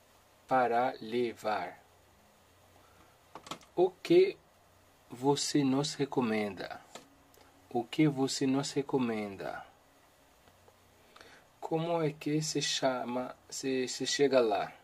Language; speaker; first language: Portuguese; non-native, learner; Haitian Creole